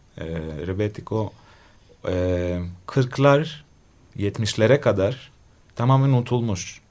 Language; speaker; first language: Turkish; non-native, fluent; Greek